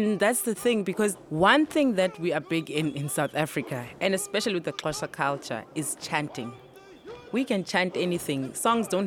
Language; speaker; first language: English; non-native, local second language; Xhosa